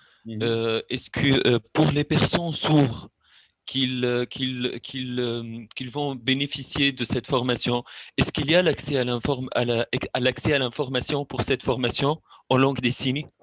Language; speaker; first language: French; non-native, local second language; Arabic